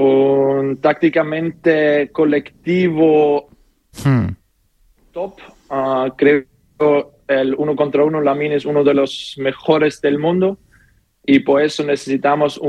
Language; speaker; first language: Spanish; non-native, learner; German